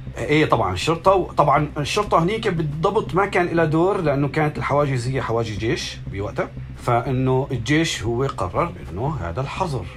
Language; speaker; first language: Arabic; native; Arabic